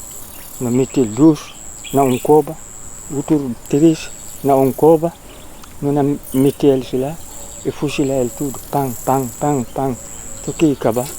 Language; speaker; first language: Portuguese; non-native, learner; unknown